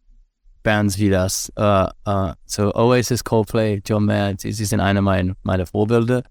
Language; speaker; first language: German; non-native, fluent; English